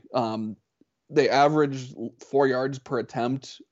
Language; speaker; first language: English; native; English